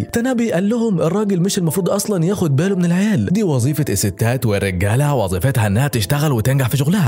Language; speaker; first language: Arabic; native; Arabic